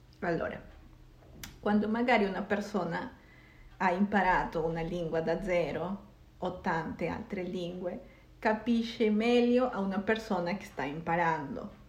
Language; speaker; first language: Italian; non-native, fluent; Spanish